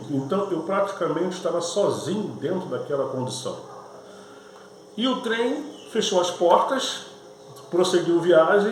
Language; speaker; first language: Portuguese; native; Portuguese